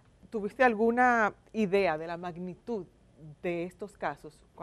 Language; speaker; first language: Spanish; native; Spanish